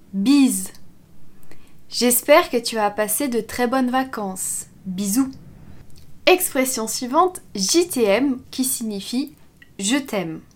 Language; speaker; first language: French; native; French